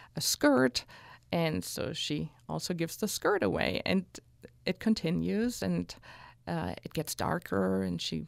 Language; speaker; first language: English; non-native, fluent; German